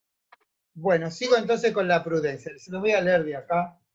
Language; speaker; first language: Spanish; native; Spanish